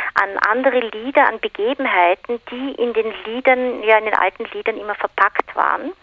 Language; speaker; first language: German; native; German